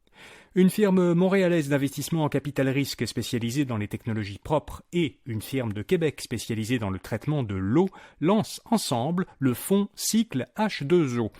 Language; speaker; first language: French; native; French